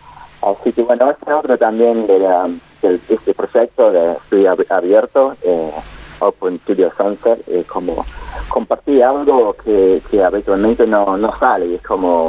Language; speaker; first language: Spanish; non-native, fluent; English